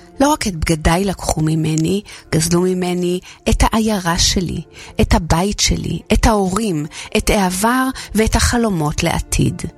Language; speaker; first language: Hebrew; native; Hebrew